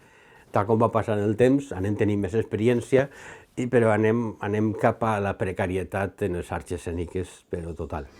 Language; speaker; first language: Catalan; native; Catalan